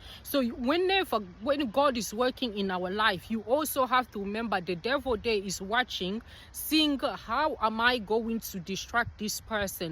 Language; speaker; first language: English; non-native, fluent; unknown